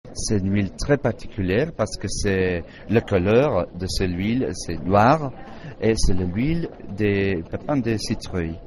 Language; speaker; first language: French; non-native, fluent; Slovenian